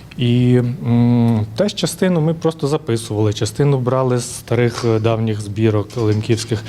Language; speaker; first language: Ukrainian; native; Ukrainian